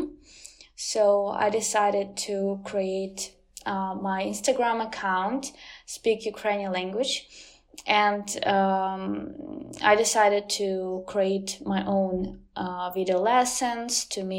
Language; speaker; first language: English; non-native, fluent; Ukrainian